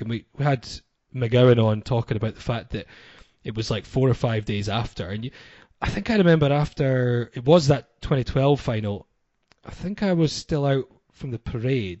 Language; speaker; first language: English; native; English